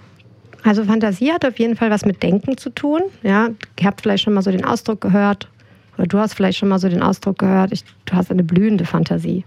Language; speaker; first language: German; native; German